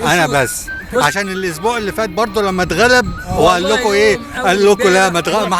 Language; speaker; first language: Arabic; native; Arabic